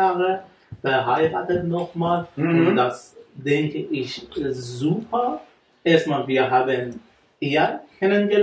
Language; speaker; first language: German; non-native, learner; Persian